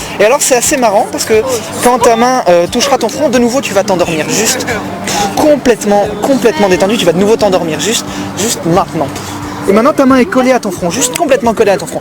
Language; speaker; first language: French; native; French